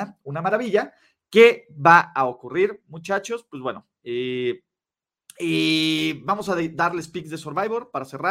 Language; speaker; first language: Spanish; native; Spanish